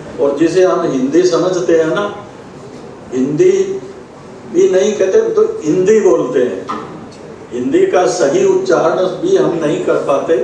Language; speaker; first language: Hindi; native; Hindi